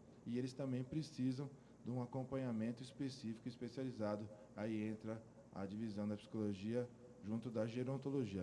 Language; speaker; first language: Portuguese; native; Portuguese